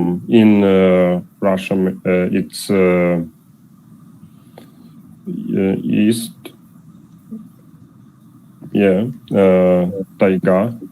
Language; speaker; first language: English; non-native, learner; Russian